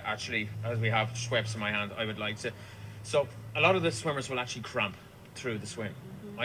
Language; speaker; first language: English; native; English